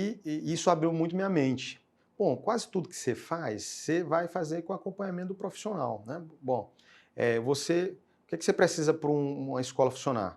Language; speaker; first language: Portuguese; native; Portuguese